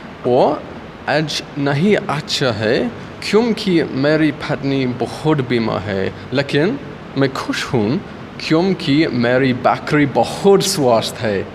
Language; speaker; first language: Hindi; non-native, learner; Korean